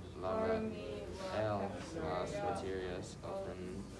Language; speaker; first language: Spanish; non-native, learner; English